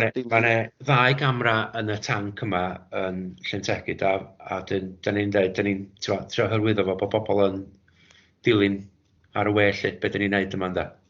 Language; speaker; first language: Welsh; native; Welsh